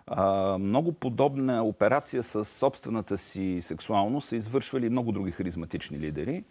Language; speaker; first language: Bulgarian; native; Bulgarian